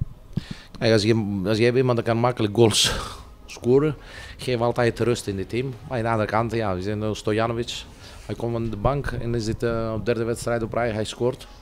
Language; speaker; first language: Dutch; non-native, fluent; Greek